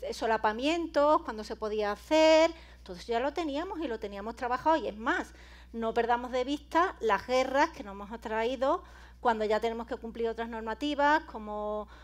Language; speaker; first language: Spanish; native; Spanish